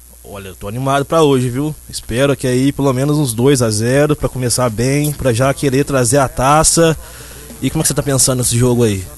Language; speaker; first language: Portuguese; native; Portuguese